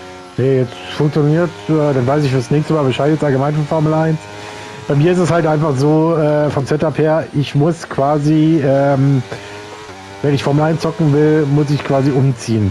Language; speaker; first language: German; native; German